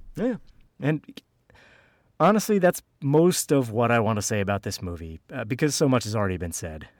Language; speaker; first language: English; native; English